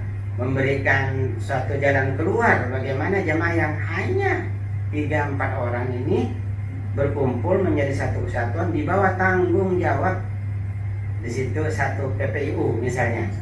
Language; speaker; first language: Indonesian; native; Indonesian